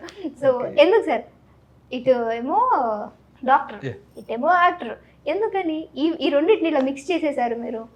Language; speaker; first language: Telugu; native; Telugu